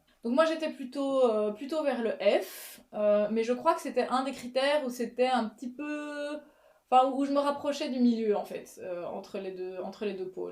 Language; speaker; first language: French; native; French